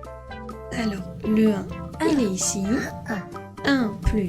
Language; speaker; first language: French; native; French